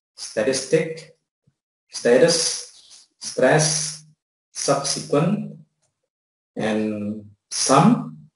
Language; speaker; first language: English; non-native, fluent; Indonesian